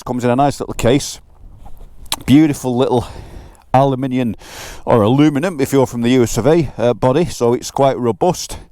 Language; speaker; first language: English; native; English